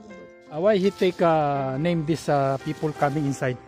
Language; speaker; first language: English; non-native, learner; Filipino